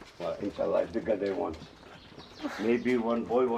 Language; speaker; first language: English; non-native, learner; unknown